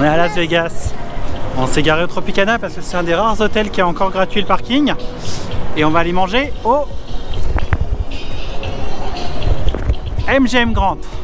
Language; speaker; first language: French; native; French